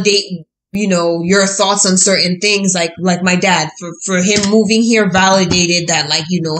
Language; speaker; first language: English; early bilingual, other home language; Haitian Creole